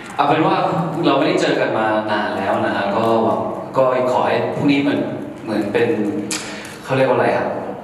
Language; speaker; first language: Thai; early bilingual, heritage; Thai